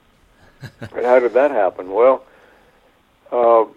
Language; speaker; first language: English; native; English